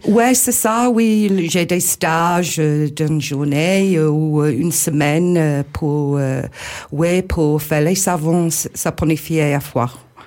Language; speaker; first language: French; non-native, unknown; English